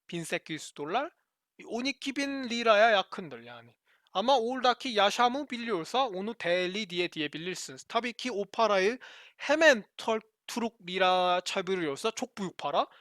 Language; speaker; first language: Turkish; non-native, learner; Korean